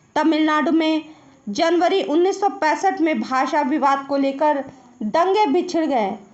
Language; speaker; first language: Hindi; native; Hindi